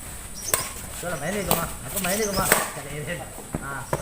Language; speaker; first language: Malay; non-native, local second language; Minangkabau